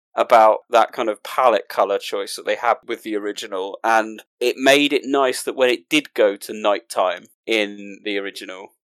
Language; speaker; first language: English; native; English